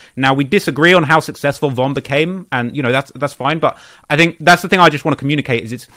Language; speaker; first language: English; native; English